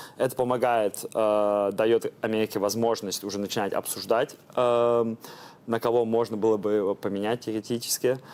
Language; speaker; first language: Russian; early bilingual, heritage; Russian